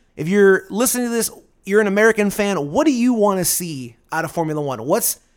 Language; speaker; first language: English; native; English